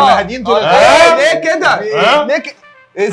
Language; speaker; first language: Arabic; native; Arabic